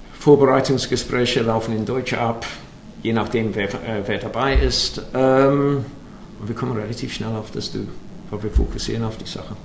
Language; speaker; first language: German; non-native, fluent; English